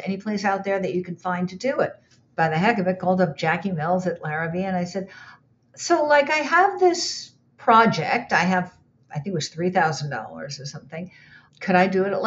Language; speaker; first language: English; native; English